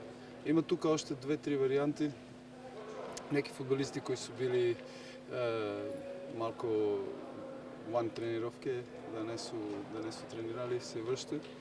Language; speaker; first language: Bulgarian; non-native, learner; Serbian